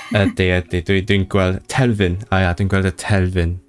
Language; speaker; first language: Welsh; non-native, learner; Cantonese